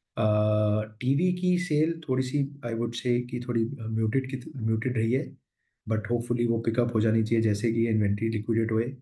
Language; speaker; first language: Hindi; native; Hindi